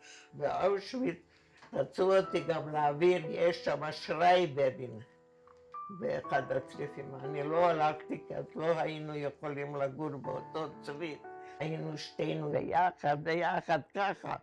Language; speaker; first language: Hebrew; non-native, fluent; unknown